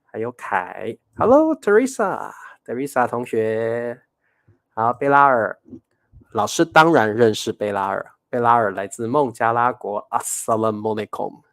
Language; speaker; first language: Chinese; native; Chinese